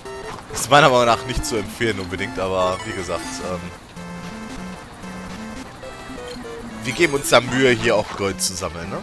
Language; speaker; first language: German; native; German